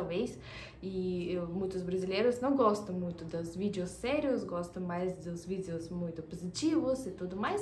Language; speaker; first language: Portuguese; non-native, fluent; Russian